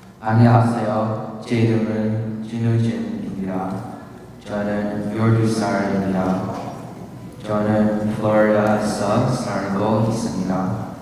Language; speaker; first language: Korean; early bilingual, heritage; Korean